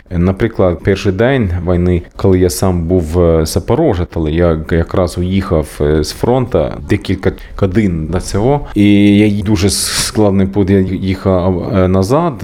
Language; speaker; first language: Ukrainian; non-native, learner; Swedish